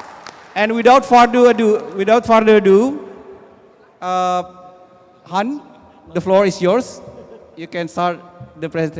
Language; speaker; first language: English; non-native, fluent; Indonesian